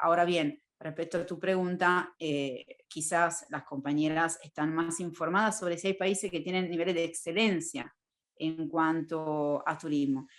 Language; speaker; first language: Spanish; non-native, fluent; Italian